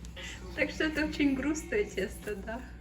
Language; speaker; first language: Russian; early bilingual, heritage; Russian